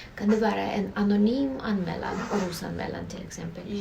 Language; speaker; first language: Swedish; non-native, local second language; Russian